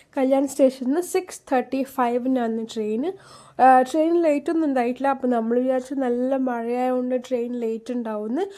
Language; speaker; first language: Malayalam; early bilingual, heritage; Malayalam